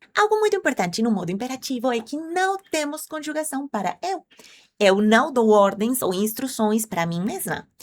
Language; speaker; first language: Portuguese; non-native, fluent; Spanish